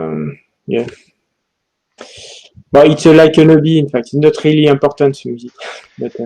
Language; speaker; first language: English; non-native, learner; French